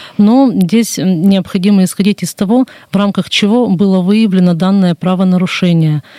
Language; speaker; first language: Russian; native; Russian